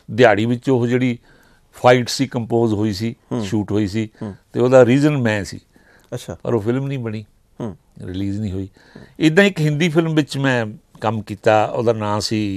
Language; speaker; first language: Punjabi; native; Punjabi